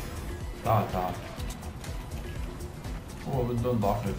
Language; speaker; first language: Arabic; native; Arabic